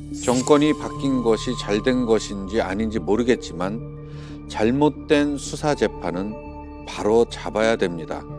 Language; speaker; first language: Korean; native; Korean